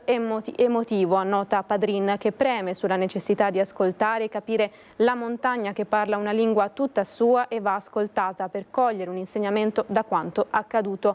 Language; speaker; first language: Italian; native; Italian